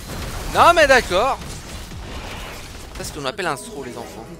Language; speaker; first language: French; native; French